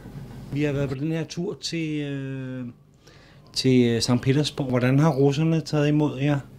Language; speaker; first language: Danish; native; Danish